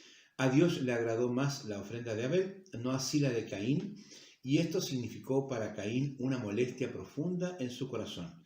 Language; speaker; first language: Spanish; native; Spanish